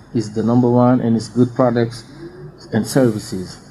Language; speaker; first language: English; non-native, learner; Fula